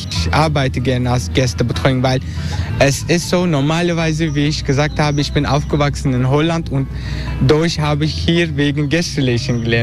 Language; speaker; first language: German; non-native, learner; Turkish